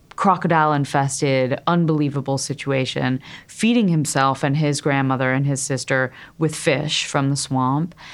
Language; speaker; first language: English; native; English